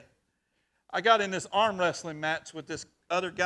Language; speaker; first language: English; native; English